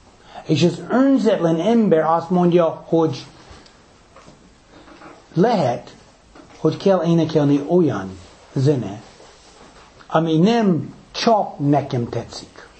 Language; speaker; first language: Hungarian; non-native, fluent; English